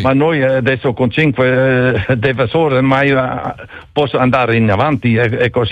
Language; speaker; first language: Italian; non-native, learner; Dutch